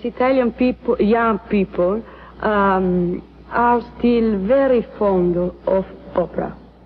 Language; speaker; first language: English; non-native, learner; Italian